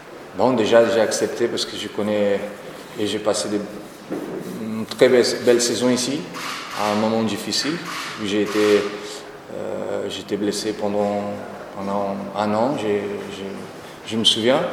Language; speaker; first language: French; non-native, fluent; Portuguese